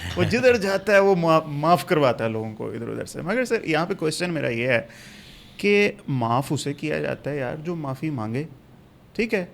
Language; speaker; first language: Urdu; non-native, local second language; Punjabi